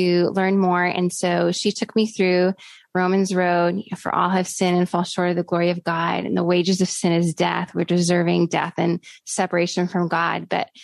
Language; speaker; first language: English; native; English